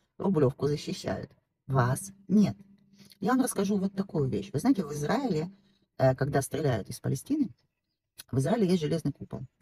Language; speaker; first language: Russian; native; Russian